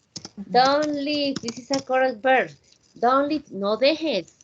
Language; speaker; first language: English; non-native, fluent; Spanish